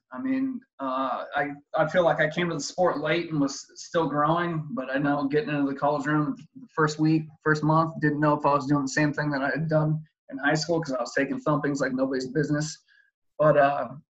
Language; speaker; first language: English; native; English